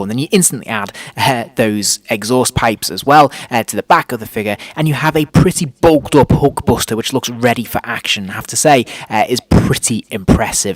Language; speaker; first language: English; native; English